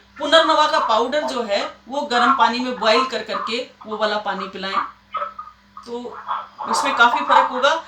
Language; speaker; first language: Hindi; native; Hindi